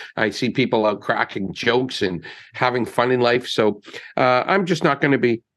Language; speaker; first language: English; native; English